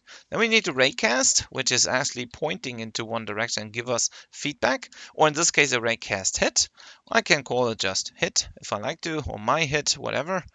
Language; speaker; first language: English; non-native, fluent; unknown